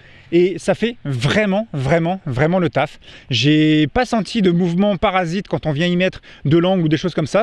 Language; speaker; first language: French; native; French